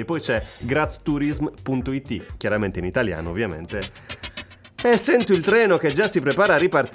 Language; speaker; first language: Italian; native; Italian